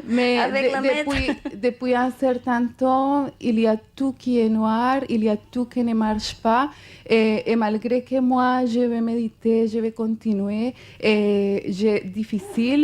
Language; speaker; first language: French; non-native, fluent; Spanish